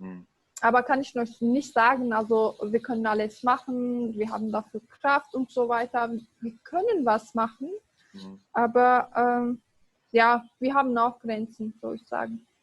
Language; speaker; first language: German; non-native, fluent; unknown